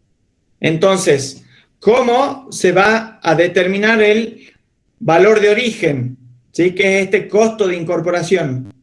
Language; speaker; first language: Spanish; native; Spanish